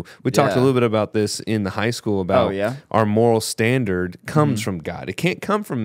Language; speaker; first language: English; native; English